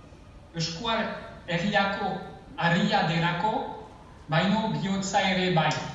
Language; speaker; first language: Basque; non-native, learner; French